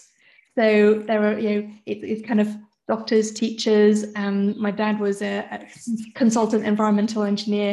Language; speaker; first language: English; native; English